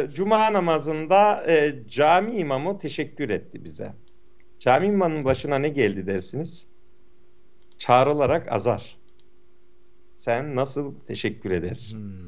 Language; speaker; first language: Turkish; non-native, local second language; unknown